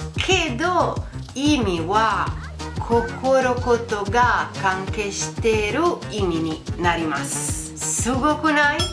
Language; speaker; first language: Japanese; non-native, fluent; Italian